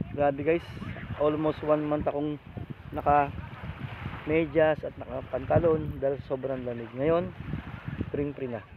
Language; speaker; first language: Filipino; non-native, local second language; Cebuano